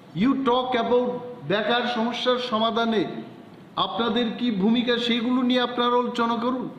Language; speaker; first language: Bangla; non-native, local second language; Kok Borok